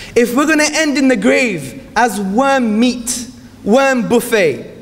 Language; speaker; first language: English; native; English